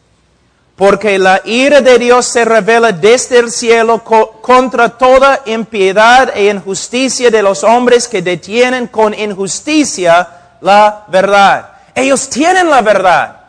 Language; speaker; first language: Spanish; non-native, fluent; English